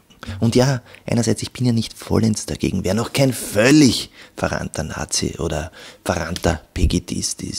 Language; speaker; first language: German; native; German